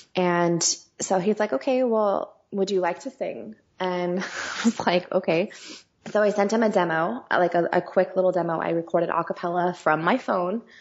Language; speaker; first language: English; native; English